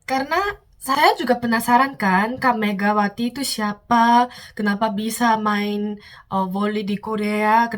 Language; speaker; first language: Indonesian; non-native, fluent; Korean